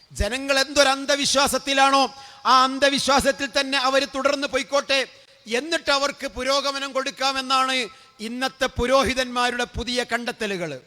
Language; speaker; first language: Malayalam; native; Malayalam